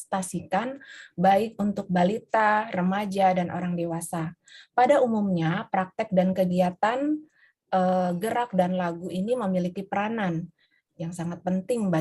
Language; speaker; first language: Indonesian; native; Indonesian